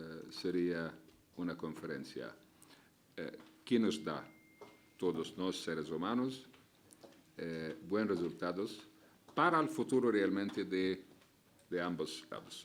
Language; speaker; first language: Spanish; non-native, fluent; Arabic